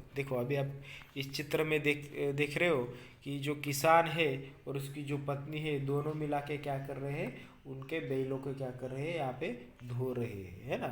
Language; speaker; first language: Hindi; non-native, local second language; Marathi